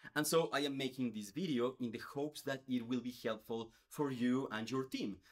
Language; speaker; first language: English; non-native, fluent; Spanish